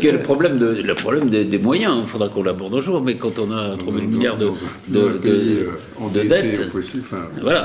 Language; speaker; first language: French; native; French